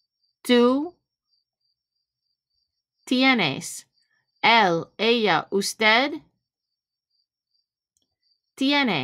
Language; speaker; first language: Spanish; non-native, fluent; English